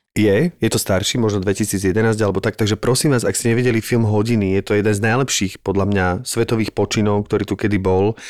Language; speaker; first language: Slovak; native; Slovak